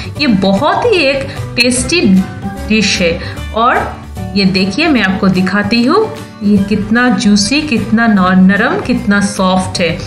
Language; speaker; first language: Hindi; non-native, local second language; Bangla